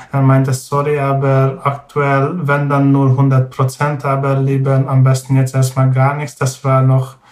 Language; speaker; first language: German; non-native, fluent; Hungarian